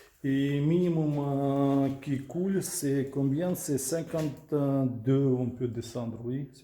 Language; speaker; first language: French; non-native, learner; Russian